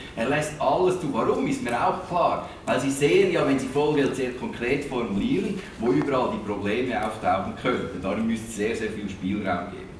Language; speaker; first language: German; native; German